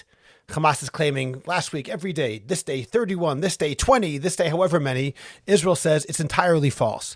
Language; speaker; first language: English; native; English